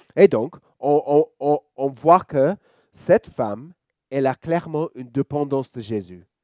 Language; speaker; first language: French; non-native, fluent; English